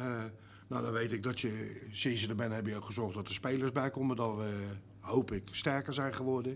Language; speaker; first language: Dutch; native; Dutch